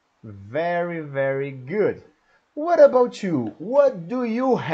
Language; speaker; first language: English; non-native, learner; Portuguese